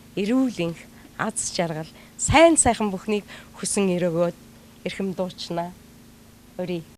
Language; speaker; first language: Mongolian; native; Mongolian